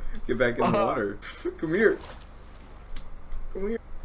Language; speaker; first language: English; native; English